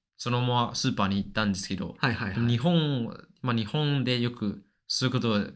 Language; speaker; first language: Japanese; non-native, learner; Chinese